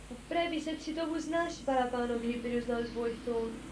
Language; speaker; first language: Greek; early bilingual, heritage; Greek